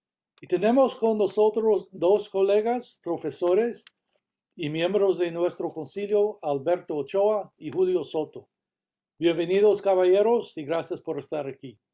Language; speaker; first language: Spanish; early bilingual, heritage; Spanish